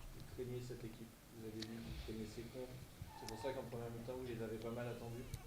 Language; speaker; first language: French; native; French